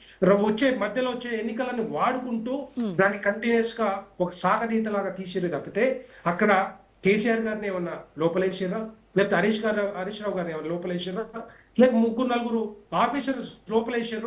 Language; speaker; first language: Telugu; native; Telugu